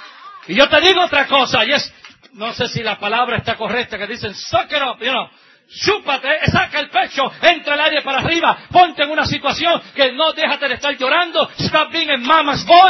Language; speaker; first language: Spanish; native; Spanish